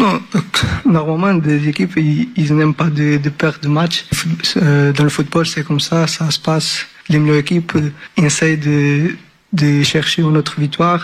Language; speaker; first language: French; non-native, learner; Portuguese